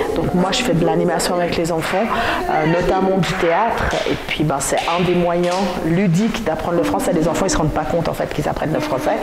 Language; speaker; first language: French; native; French